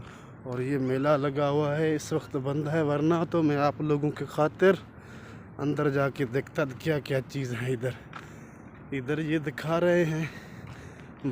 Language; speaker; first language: Hindi; non-native, local second language; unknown